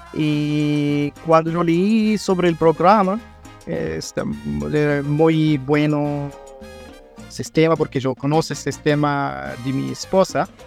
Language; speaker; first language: Spanish; non-native, learner; Arabic